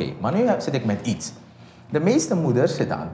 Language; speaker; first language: Dutch; native; Dutch